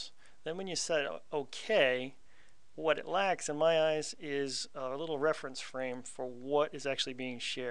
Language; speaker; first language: English; native; English